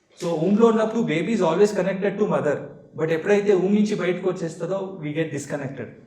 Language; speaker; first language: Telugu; non-native, local second language; Marathi